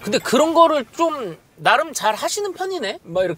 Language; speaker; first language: Korean; native; Korean